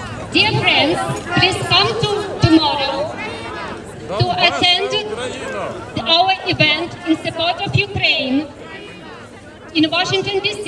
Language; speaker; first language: English; non-native, fluent; Ukrainian